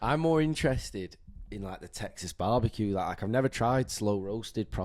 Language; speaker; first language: English; native; English